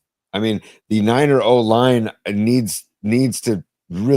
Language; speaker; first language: English; native; English